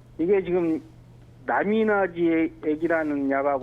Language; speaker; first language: Korean; native; Korean